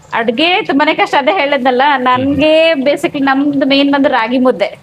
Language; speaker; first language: Kannada; native; Kannada